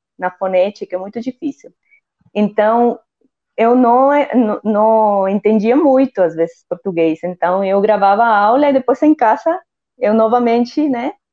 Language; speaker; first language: Portuguese; non-native, fluent; Spanish